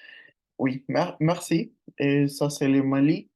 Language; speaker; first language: French; non-native, learner; Spanish